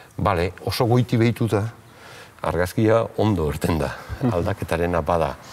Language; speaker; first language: Basque; native; Basque